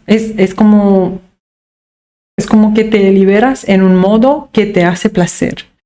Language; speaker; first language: Spanish; non-native, fluent; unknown